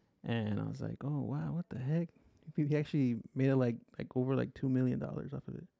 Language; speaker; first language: English; early bilingual, other home language; Spanish